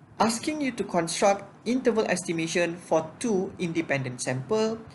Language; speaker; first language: English; non-native, local second language; Malay